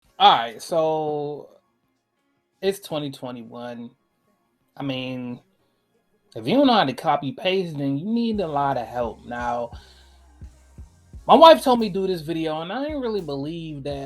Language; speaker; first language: English; native; English